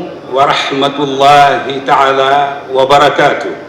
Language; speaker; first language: Arabic; non-native, fluent; Wolof